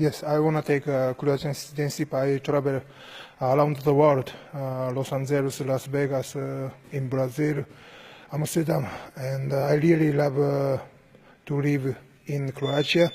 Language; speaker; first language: English; non-native, learner; Japanese